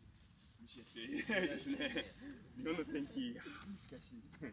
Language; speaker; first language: Japanese; non-native, learner; English